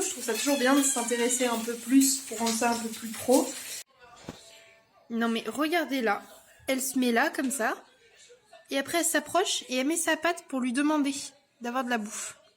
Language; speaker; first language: French; native; French